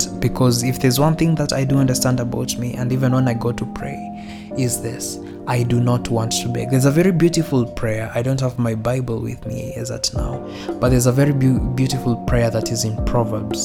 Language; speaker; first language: English; non-native, local second language; Swahili